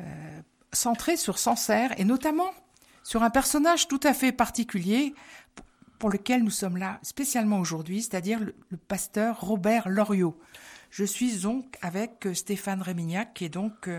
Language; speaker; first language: French; native; French